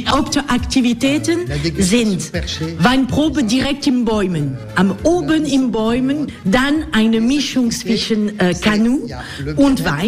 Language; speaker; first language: German; non-native, learner; French